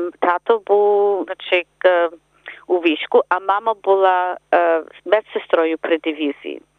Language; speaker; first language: Ukrainian; early bilingual, heritage; Ukrainian